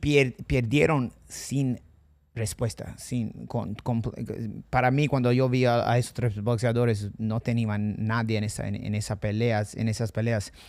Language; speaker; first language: Spanish; non-native, fluent; English